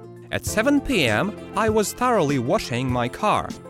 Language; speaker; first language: English; non-native, fluent; Russian